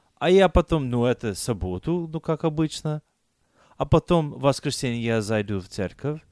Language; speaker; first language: Russian; non-native, fluent; English